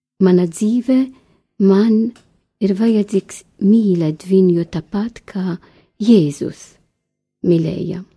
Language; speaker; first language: Latvian; non-native, learner; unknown